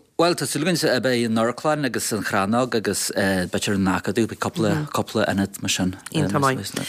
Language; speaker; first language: Irish; native; Irish